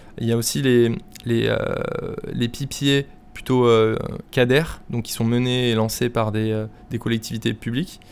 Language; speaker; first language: French; native; French